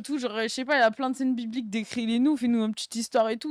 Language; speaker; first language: French; native; French